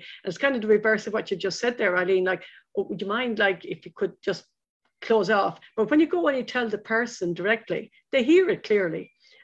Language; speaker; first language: English; native; English